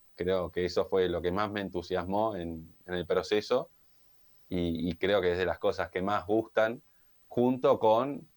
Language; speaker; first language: Spanish; native; Spanish